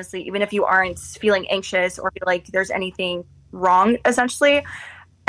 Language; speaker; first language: English; native; English